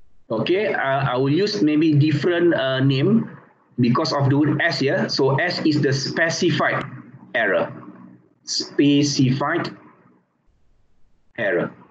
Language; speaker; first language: English; non-native, local second language; Malay